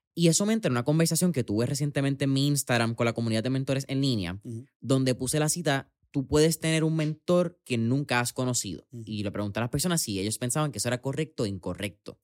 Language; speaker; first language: Spanish; native; Spanish